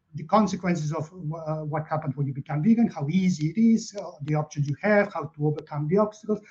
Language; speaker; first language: English; non-native, fluent; Catalan